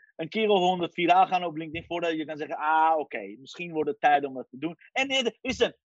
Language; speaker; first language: Dutch; early bilingual, other home language; Persian